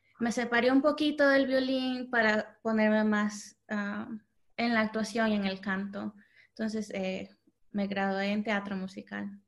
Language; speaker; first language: Spanish; early bilingual, heritage; Spanish